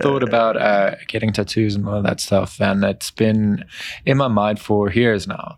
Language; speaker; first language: English; non-native, local second language; Afrikaans